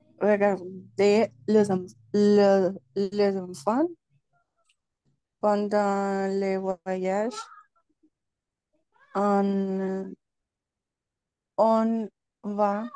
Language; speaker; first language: French; non-native, learner; Spanish